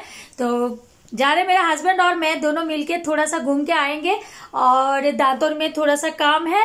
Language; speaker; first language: Hindi; non-native, local second language; Bangla